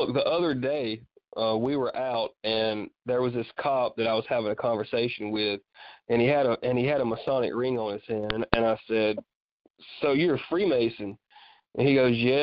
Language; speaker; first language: English; native; English